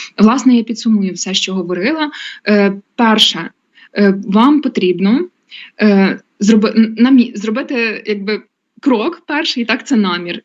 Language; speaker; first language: Ukrainian; native; Ukrainian